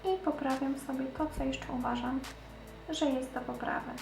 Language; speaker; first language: Polish; native; Polish